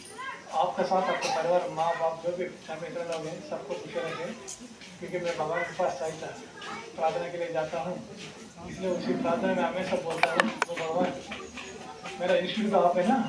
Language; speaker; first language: Hindi; non-native, local second language; Telugu